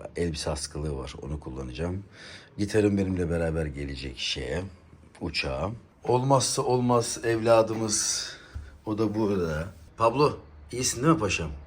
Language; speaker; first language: Turkish; native; Turkish